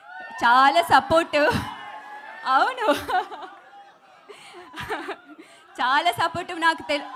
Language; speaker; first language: Telugu; non-native, learner; Tamil